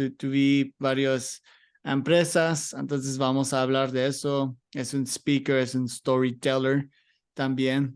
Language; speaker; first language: Spanish; non-native, learner; English